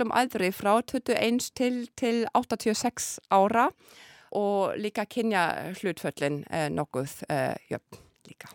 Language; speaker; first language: Icelandic; non-native, fluent; German